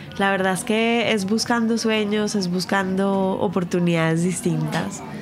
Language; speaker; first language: Spanish; native; Spanish